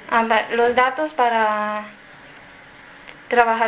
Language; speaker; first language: Spanish; non-native, learner; Filipino